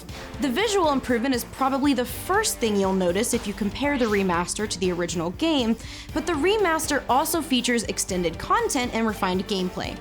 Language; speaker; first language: English; native; English